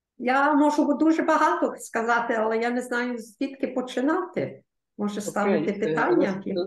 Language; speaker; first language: Ukrainian; early bilingual, heritage; Ukrainian